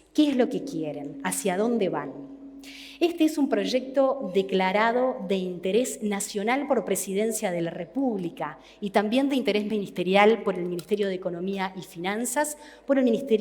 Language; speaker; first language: Spanish; native; Spanish